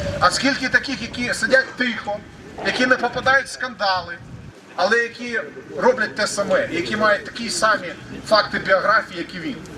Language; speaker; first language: Ukrainian; native; Ukrainian